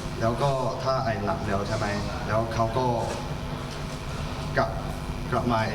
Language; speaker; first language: Thai; non-native, learner; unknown